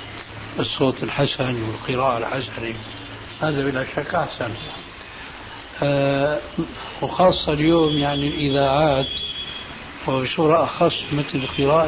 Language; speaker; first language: Arabic; native; Arabic